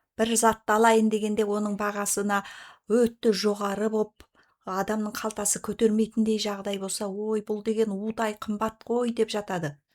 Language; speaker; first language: Kazakh; native; Kazakh